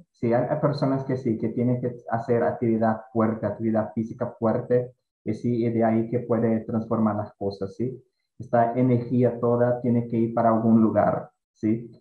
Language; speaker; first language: Spanish; non-native, fluent; Portuguese